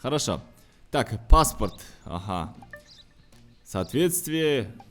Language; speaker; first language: Russian; non-native, local second language; Kazakh